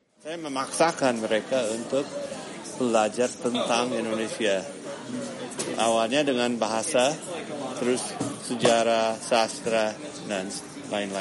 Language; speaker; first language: Indonesian; non-native, fluent; English